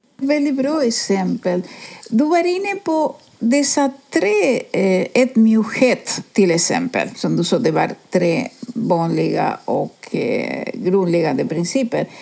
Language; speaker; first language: Swedish; non-native, fluent; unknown